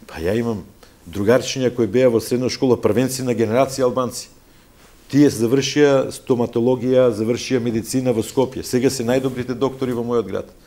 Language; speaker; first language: Macedonian; native; Macedonian